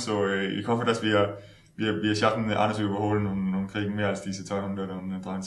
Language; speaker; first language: German; non-native, learner; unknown